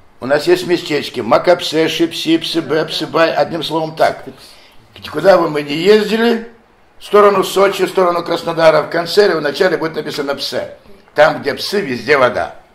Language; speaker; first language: Russian; non-native, local second language; Adyghe